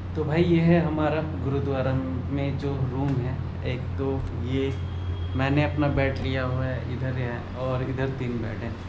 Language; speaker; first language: Hindi; native; Hindi